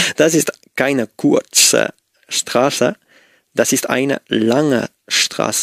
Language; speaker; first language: German; non-native, learner; Spanish